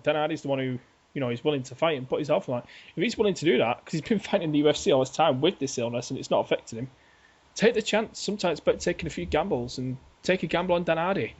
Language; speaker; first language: English; native; English